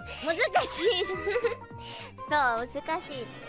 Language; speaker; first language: Japanese; non-native, learner; Indonesian